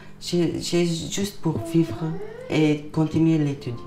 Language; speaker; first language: French; non-native, learner; Arabic